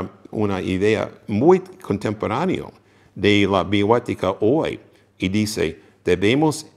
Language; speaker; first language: Spanish; non-native, fluent; English